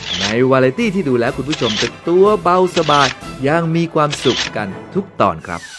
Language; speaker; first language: Thai; native; Thai